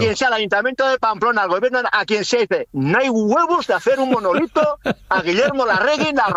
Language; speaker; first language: Spanish; native; Spanish